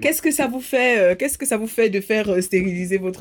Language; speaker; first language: French; native; French